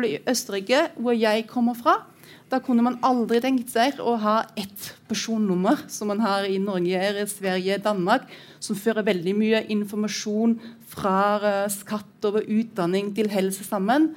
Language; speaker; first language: Norwegian; non-native, fluent; German